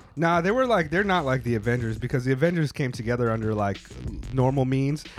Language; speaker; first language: English; native; English